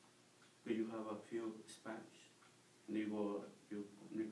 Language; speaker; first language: English; non-native, learner; Spanish